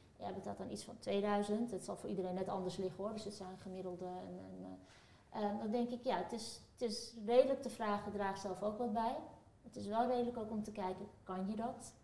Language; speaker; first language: Dutch; early bilingual, other home language; Turkish